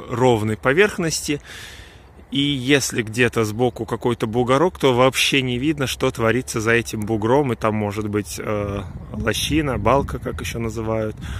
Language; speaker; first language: Russian; native; Russian